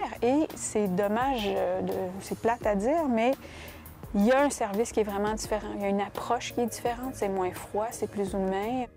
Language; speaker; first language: French; native; French